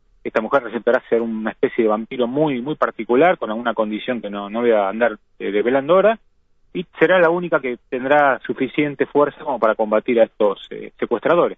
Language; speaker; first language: Spanish; native; Spanish